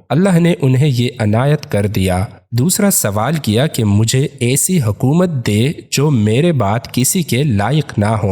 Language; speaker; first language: Urdu; native; Urdu